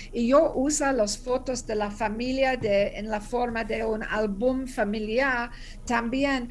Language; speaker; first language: Spanish; non-native, learner; English